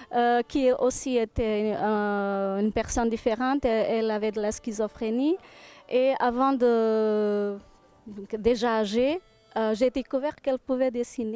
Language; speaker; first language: French; non-native, fluent; Portuguese